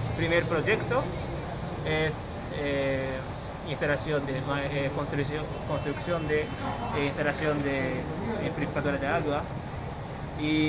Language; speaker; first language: Spanish; non-native, fluent; Japanese